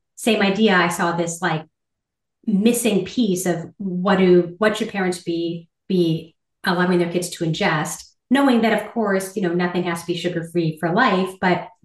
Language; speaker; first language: English; native; English